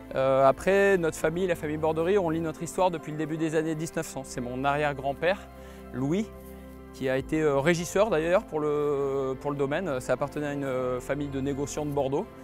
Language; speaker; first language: French; native; French